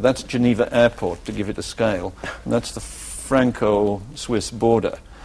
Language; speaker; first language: English; native; English